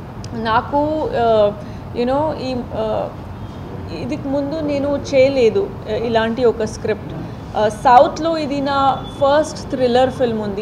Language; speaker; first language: Telugu; non-native, fluent; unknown